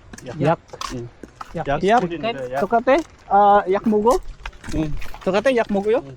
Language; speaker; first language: Korean; non-native, learner; Filipino